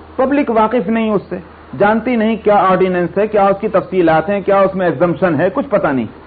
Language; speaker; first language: Urdu; native; Urdu